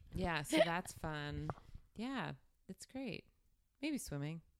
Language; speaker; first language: English; native; English